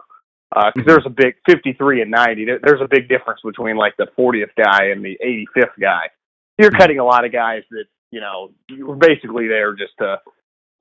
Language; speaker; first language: English; native; English